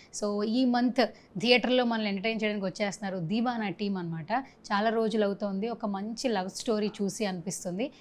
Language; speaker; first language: Telugu; native; Telugu